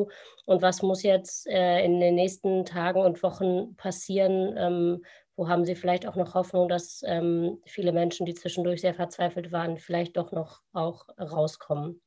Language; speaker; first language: German; native; German